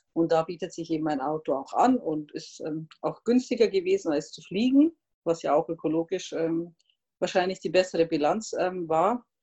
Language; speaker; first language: German; non-native, fluent; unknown